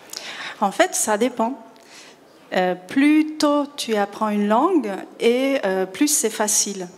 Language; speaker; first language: French; non-native, fluent; Spanish